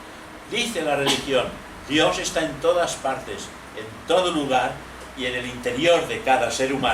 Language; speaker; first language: Spanish; native; Spanish